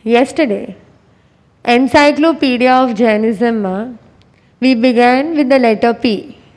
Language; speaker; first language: English; non-native, local second language; Gujarati